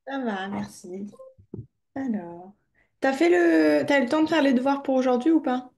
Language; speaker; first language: French; native; French